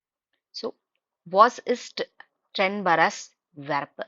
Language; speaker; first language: German; non-native, fluent; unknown